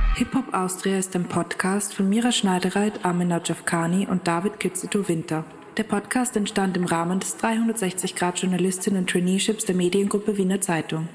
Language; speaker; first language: German; native; German